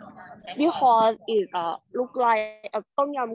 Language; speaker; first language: English; non-native, learner; Thai